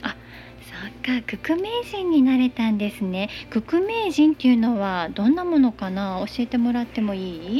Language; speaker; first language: Japanese; native; Japanese